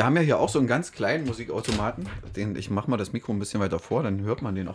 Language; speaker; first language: German; native; German